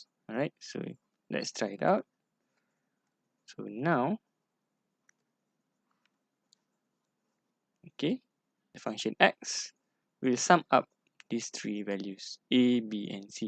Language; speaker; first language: English; non-native, local second language; Malay